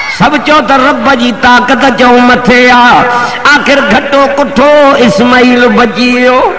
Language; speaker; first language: Sindhi; native; Sindhi